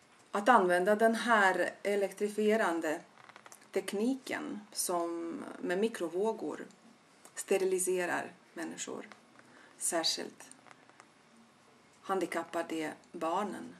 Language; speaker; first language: Swedish; non-native, fluent; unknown